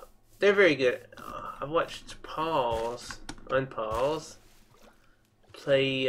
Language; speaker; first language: English; native; English